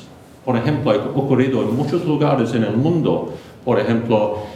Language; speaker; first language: Spanish; non-native, fluent; English